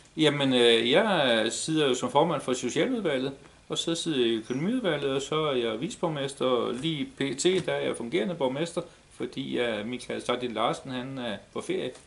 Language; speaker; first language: Danish; native; Danish